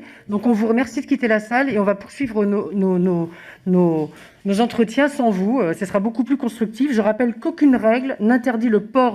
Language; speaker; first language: French; native; French